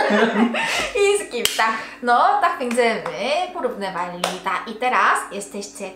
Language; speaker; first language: Polish; non-native, learner; Korean